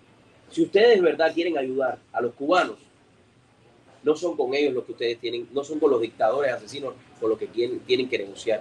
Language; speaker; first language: Spanish; native; Spanish